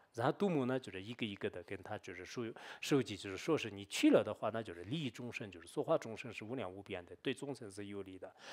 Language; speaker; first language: Chinese; non-native, local second language; Tibetan